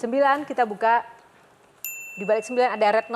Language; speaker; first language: Indonesian; native; Indonesian